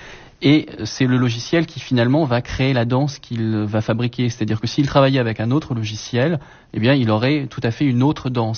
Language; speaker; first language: French; native; French